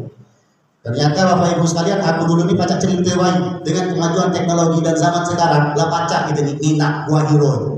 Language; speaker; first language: Malay; native; Malay